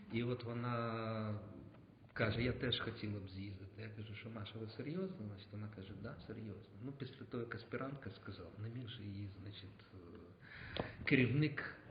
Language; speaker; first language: Ukrainian; native; Ukrainian